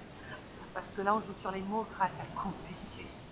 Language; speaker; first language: French; native; French